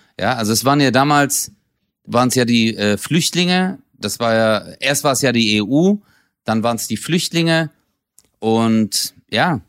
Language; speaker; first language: German; early bilingual, other home language; Turkish